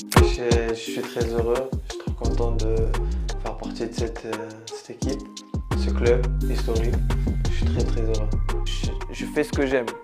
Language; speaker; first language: French; early bilingual, other home language; Arabic